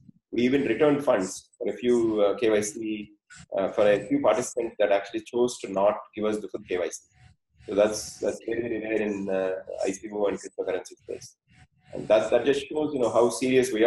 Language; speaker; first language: English; non-native, fluent; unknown